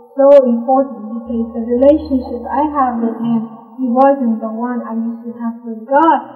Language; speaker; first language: English; non-native, fluent; Persian